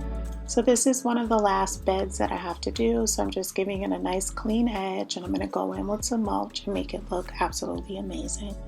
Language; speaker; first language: English; native; English